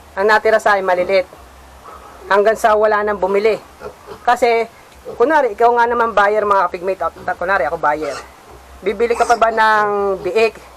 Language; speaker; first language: Filipino; native; Filipino